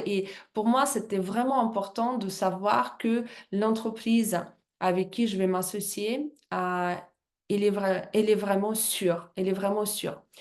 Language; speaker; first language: French; non-native, fluent; Russian